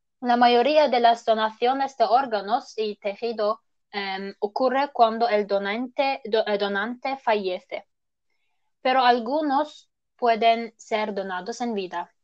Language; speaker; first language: Spanish; non-native, learner; German